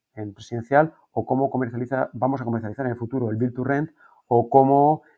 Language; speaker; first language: Spanish; native; Spanish